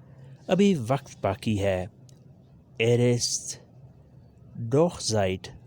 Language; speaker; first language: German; non-native, learner; Urdu